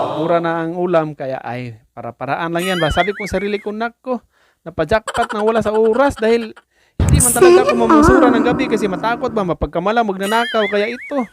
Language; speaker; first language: Filipino; non-native, local second language; Cebuano